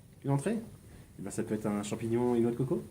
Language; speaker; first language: French; native; French